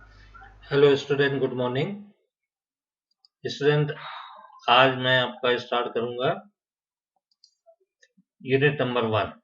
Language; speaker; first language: Hindi; native; Hindi